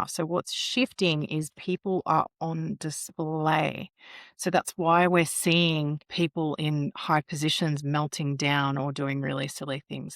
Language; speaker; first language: English; native; English